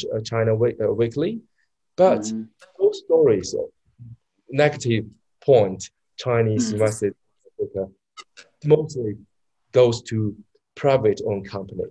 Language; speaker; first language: English; non-native, learner; Chinese